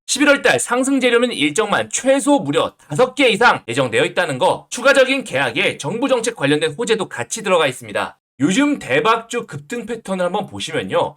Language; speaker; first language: Korean; native; Korean